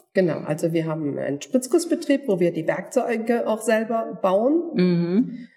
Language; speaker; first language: German; non-native, fluent; Turkish